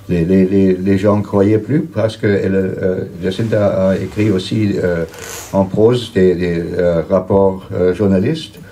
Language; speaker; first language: French; non-native, fluent; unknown